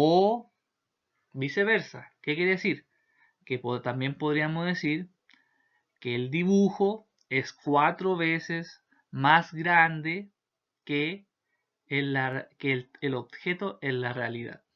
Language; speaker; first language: Spanish; native; Spanish